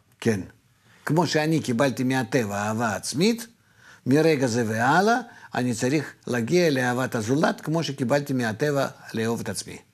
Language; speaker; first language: Hebrew; non-native, fluent; Russian